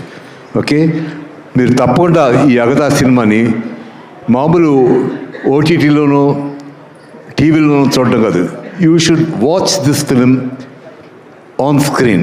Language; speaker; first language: Telugu; native; Telugu